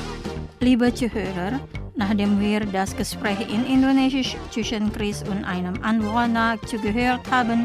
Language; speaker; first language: German; non-native, fluent; Indonesian